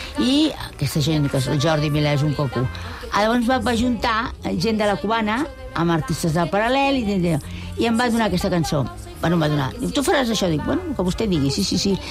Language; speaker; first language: Catalan; non-native, local second language; Spanish